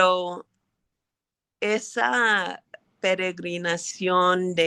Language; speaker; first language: Spanish; early bilingual, heritage; English